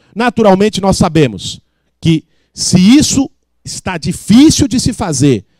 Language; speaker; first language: Portuguese; native; Portuguese